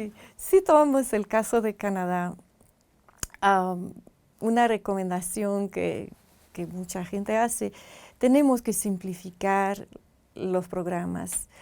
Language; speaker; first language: Spanish; non-native, fluent; French